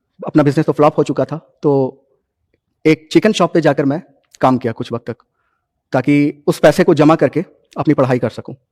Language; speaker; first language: Hindi; native; Hindi